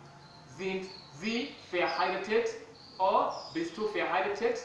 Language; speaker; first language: German; non-native, fluent; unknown